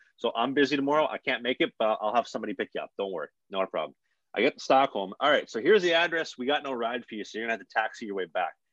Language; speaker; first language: English; native; English